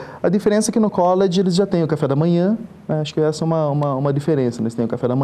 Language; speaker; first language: Portuguese; native; Portuguese